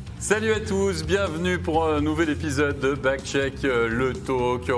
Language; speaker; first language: French; native; French